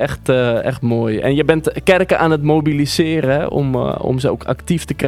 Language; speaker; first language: Dutch; native; Dutch